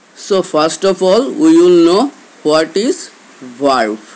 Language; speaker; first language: English; non-native, local second language; Bangla